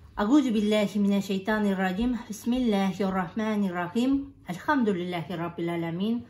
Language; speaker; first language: Tatar; native; Tatar